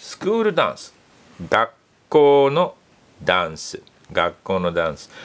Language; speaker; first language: Japanese; non-native, fluent; English